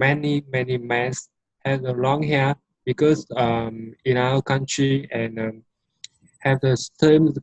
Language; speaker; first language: English; non-native, learner; Vietnamese